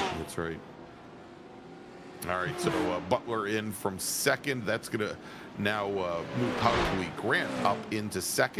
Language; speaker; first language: English; native; English